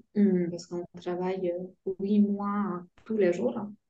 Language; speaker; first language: French; non-native, fluent; Polish